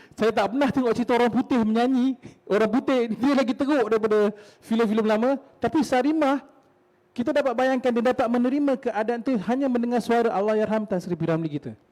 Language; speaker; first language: Malay; native; Malay